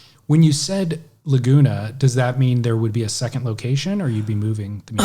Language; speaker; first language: English; native; English